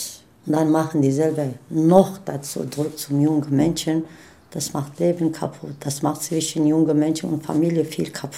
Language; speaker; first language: German; non-native, learner; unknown